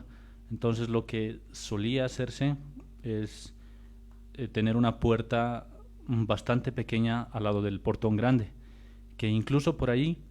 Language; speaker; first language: Spanish; native; Spanish